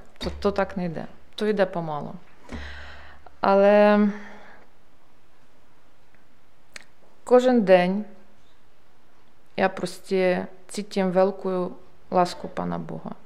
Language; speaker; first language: Czech; non-native, learner; Ukrainian